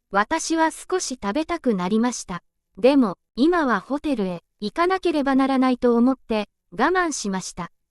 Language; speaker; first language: Japanese; non-native, fluent; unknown